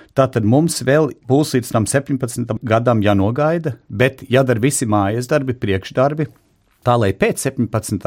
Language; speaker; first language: Latvian; early bilingual, heritage; Latvian